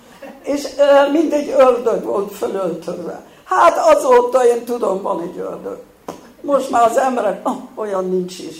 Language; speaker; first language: Hungarian; early bilingual, heritage; Hungarian